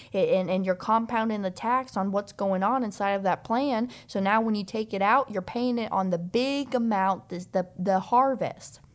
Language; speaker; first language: English; native; English